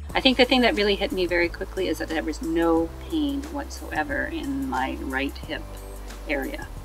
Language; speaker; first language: English; native; English